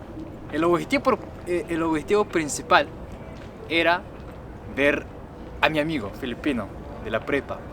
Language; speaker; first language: Spanish; non-native, fluent; Japanese